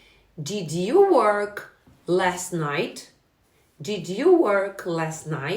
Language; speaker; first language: English; non-native, fluent; Portuguese